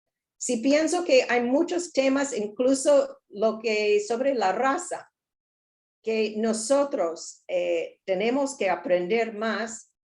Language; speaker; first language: Spanish; non-native, learner; English